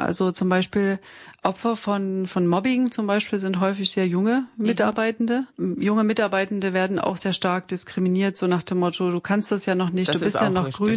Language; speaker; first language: German; native; German